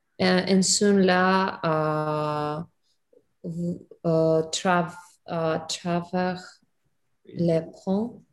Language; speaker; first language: French; non-native, learner; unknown